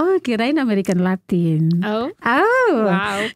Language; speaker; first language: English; non-native, learner; Indonesian